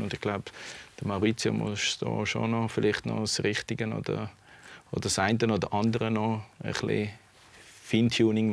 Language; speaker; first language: German; native; German